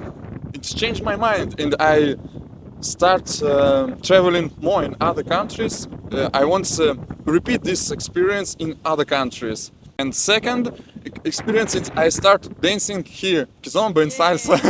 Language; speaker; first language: English; non-native, learner; Russian